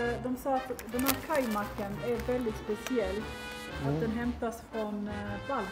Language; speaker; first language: Swedish; native; Swedish